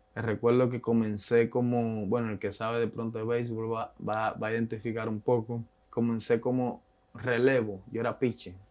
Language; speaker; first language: Spanish; native; Spanish